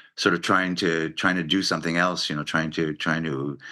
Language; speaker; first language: English; native; English